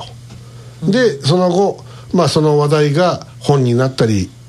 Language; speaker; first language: Japanese; native; Japanese